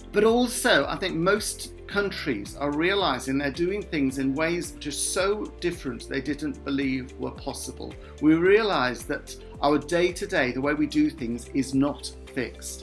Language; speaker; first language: English; native; English